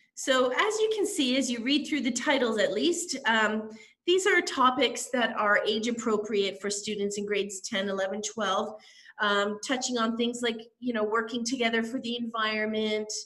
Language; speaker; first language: English; native; English